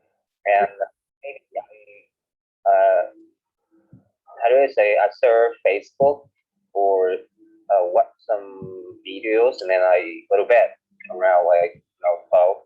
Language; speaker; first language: English; non-native, learner; Vietnamese